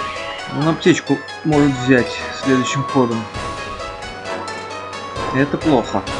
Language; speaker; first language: Russian; native; Russian